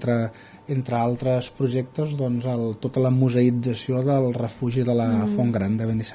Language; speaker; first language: Catalan; native; Catalan